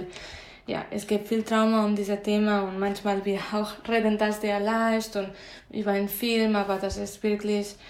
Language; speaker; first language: German; non-native, fluent; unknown